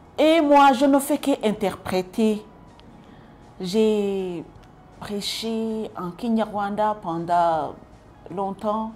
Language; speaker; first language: French; non-native, local second language; Kinyarwanda